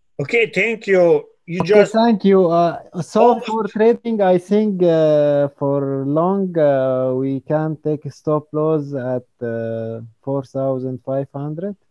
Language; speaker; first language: English; non-native, learner; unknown